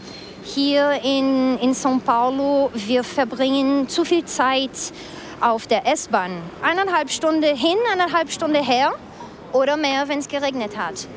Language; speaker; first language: German; early bilingual, heritage; Portuguese